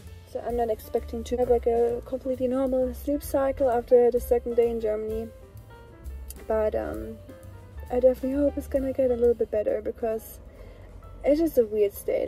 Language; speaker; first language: English; non-native, fluent; German